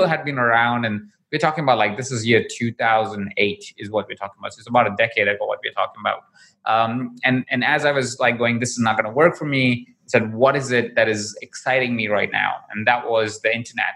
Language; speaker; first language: English; non-native, local second language; Hindi